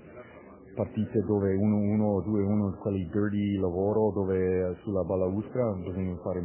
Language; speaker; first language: Italian; non-native, learner; English